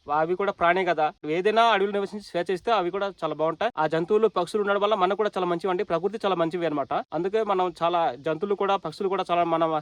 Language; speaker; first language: Telugu; native; Telugu